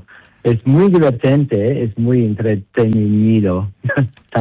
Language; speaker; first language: Spanish; non-native, learner; Italian